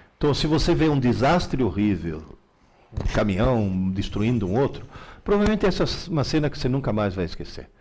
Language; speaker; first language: Portuguese; early bilingual, other home language; Italian